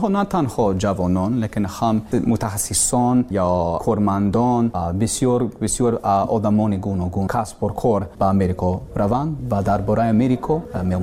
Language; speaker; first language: Persian; non-native, learner; English